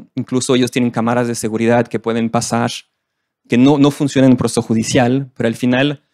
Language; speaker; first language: Spanish; non-native, fluent; French